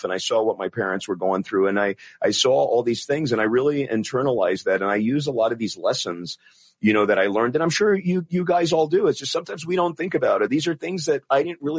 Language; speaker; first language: English; non-native, local second language; Italian